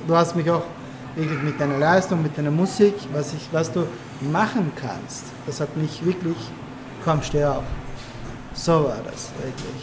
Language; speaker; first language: German; non-native, learner; Turkish